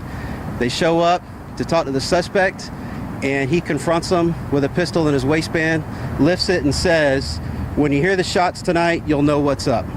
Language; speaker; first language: English; native; English